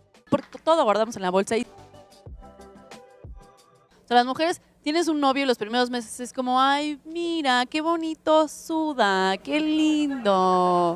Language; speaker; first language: Spanish; native; Spanish